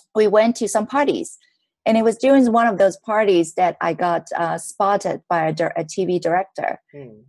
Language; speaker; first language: English; non-native, local second language; Cantonese